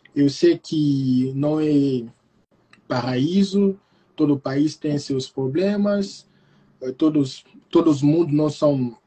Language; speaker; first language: Portuguese; non-native, fluent; Lingala